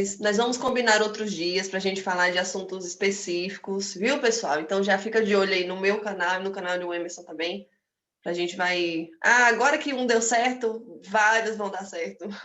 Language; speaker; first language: Portuguese; native; Portuguese